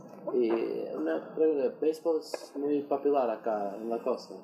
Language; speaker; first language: Spanish; non-native, learner; English